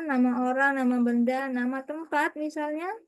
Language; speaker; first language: Indonesian; native; Indonesian